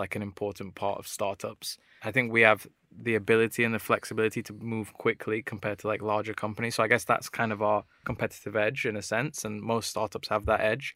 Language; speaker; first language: English; native; English